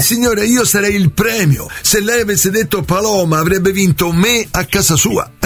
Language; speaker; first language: Italian; native; Italian